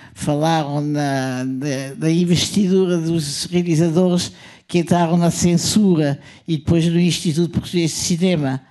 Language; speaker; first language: Portuguese; non-native, fluent; French